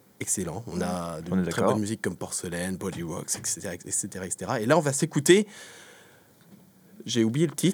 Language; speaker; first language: French; native; French